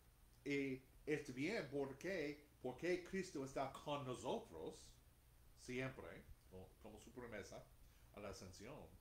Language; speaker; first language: Spanish; non-native, fluent; English